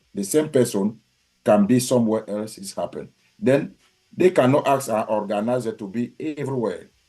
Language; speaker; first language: English; non-native, learner; French